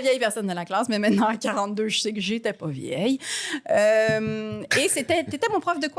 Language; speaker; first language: French; native; French